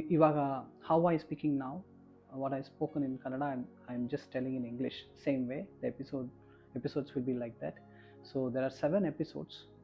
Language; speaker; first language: English; non-native, local second language; Kannada